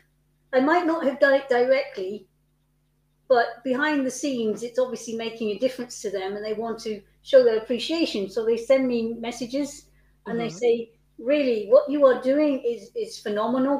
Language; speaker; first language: English; native; English